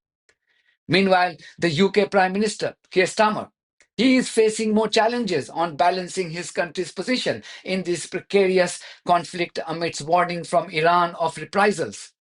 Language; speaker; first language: English; non-native, local second language; Hindi